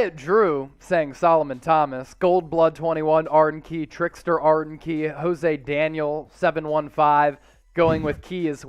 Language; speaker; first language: English; native; English